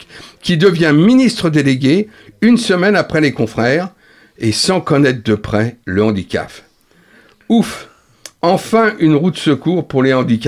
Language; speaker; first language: French; native; French